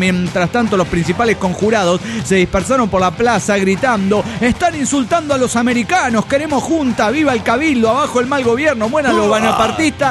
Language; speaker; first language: Spanish; native; Spanish